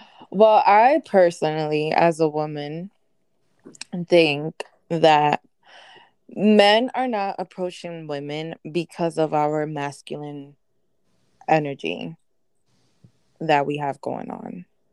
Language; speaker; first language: English; early bilingual, other home language; Spanish